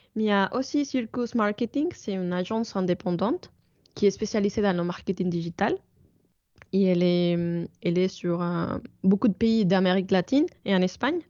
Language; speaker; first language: French; non-native, fluent; Spanish